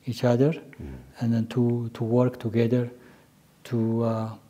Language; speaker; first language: English; non-native, local second language; Amharic